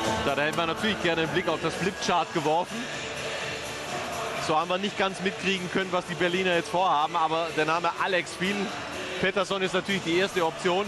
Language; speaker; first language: German; native; German